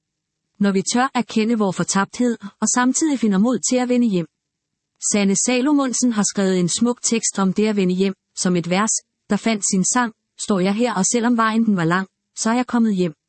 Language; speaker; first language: Danish; native; Danish